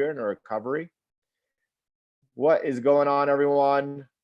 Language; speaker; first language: English; native; English